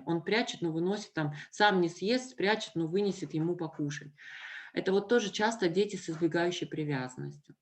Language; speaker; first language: Russian; native; Russian